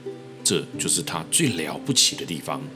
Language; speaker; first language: Chinese; native; Chinese